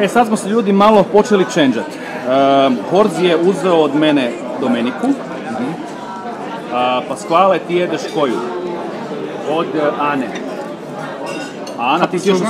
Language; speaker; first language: Croatian; native; Croatian